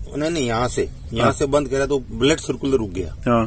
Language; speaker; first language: Hindi; native; Hindi